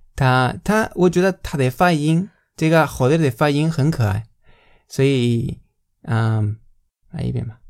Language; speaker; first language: Chinese; non-native, fluent; Spanish